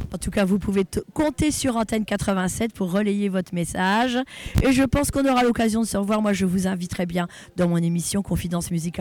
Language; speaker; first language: French; native; French